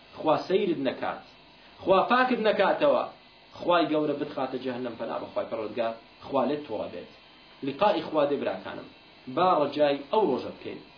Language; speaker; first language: Central Kurdish; non-native, local second language; Kurdish